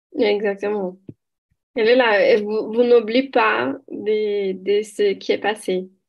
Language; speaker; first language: French; non-native, learner; Portuguese